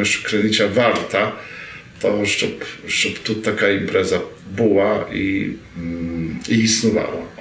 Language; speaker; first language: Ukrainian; early bilingual, heritage; Rusyn